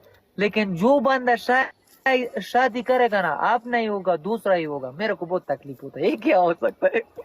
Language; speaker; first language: Hindi; non-native, fluent; Pashto